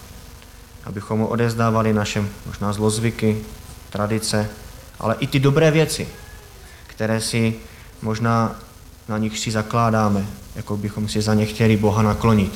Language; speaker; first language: Czech; native; Czech